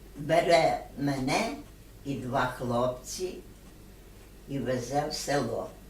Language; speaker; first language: Ukrainian; native; Ukrainian